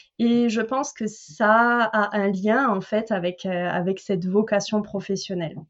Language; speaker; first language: French; native; French